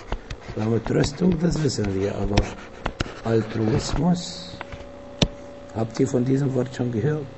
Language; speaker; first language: German; non-native, fluent; Arabic